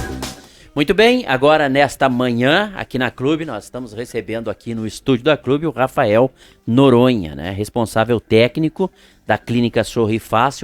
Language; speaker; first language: Portuguese; native; Portuguese